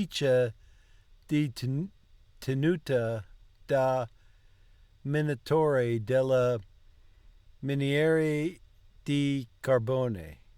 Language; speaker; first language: Italian; non-native, learner; English